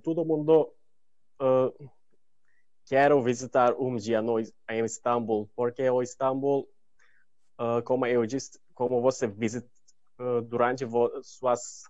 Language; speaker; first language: Portuguese; non-native, learner; Turkish